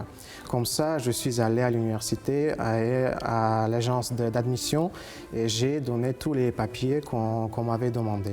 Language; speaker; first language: French; non-native, fluent; Uzbek